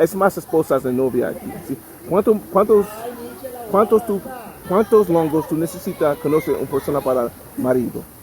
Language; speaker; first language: Spanish; non-native, learner; English